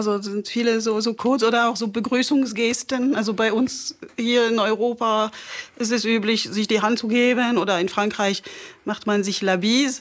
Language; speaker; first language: German; non-native, fluent; French